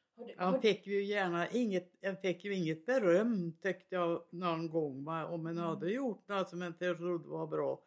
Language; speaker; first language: Swedish; native; Swedish